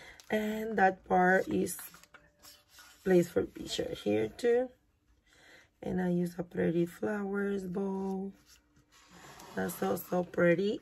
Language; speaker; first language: English; non-native, learner; Spanish